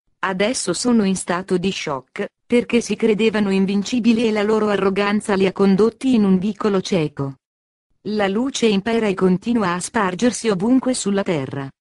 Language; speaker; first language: Italian; native; Italian